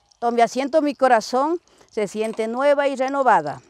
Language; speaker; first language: Spanish; native; Spanish